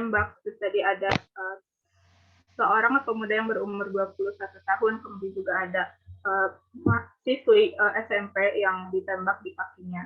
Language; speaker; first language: Indonesian; native; Indonesian